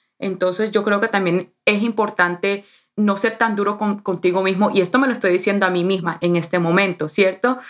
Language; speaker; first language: Spanish; early bilingual, heritage; Spanish